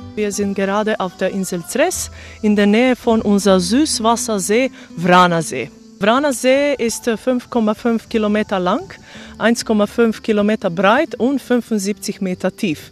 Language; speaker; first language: German; non-native, fluent; Croatian